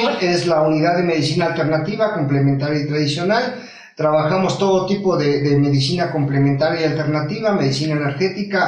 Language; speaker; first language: Spanish; native; Spanish